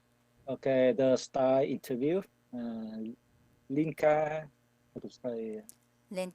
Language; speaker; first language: English; non-native, learner; Vietnamese